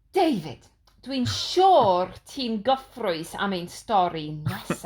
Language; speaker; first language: Welsh; non-native, learner; English